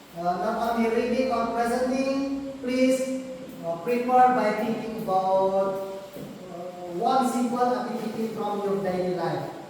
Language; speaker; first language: English; non-native, learner; Indonesian